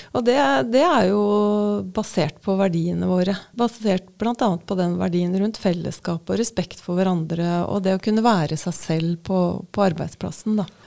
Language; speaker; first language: Norwegian; native; Norwegian